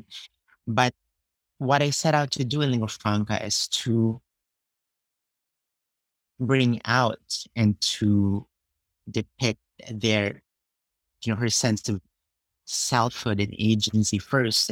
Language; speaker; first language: English; non-native, local second language; Cebuano